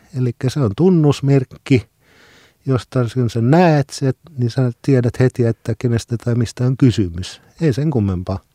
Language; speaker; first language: Finnish; non-native, local second language; Swedish